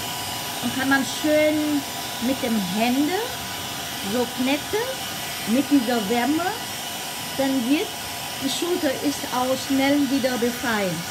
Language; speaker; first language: German; non-native, learner; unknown